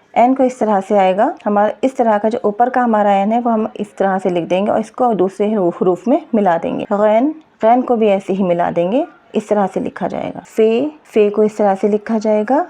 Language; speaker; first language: Urdu; native; Urdu